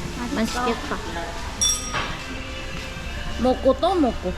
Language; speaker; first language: Korean; non-native, learner; Thai